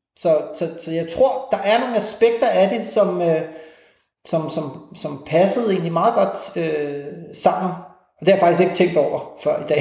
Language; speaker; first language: Danish; early bilingual, other home language; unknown